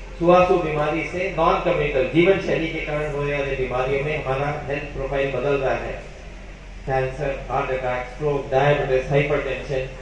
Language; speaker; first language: Hindi; non-native, local second language; Bangla